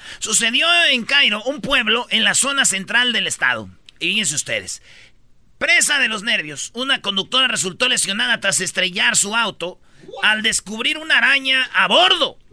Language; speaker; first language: Spanish; native; Spanish